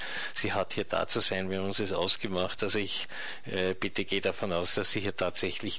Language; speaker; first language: German; native; German